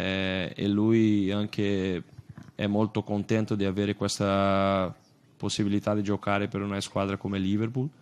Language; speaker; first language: Italian; non-native, fluent; Portuguese